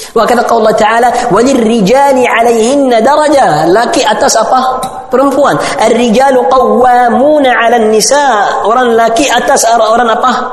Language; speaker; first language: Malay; non-native, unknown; Arabic